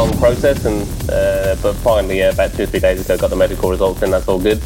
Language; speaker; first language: English; native; English